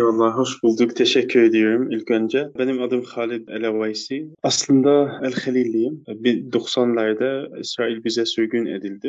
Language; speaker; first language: Turkish; non-native, fluent; Arabic